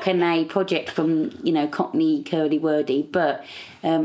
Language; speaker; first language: English; native; English